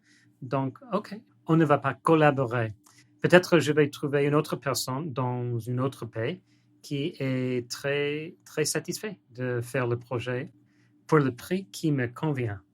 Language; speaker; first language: French; non-native, learner; English